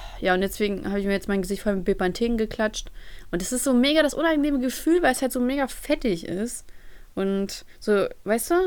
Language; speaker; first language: German; early bilingual, other home language; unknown